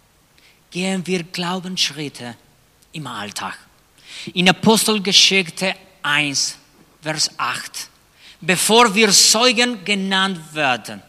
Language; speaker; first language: German; non-native, fluent; Spanish